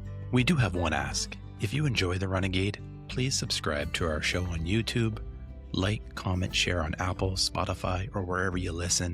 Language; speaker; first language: English; native; English